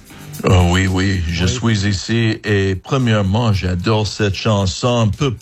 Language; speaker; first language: French; non-native, fluent; English